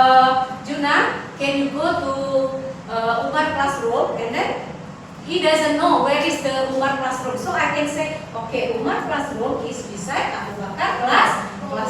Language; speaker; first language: English; non-native, learner; Indonesian